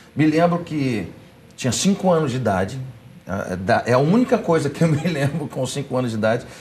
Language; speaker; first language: Portuguese; non-native, fluent; English